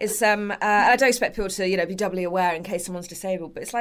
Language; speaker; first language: English; native; English